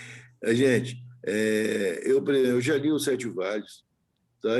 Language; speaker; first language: Portuguese; native; Portuguese